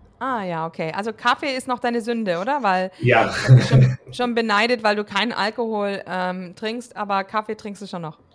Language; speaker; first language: German; native; German